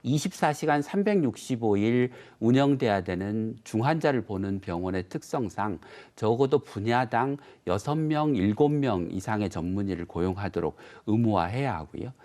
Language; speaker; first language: Korean; native; Korean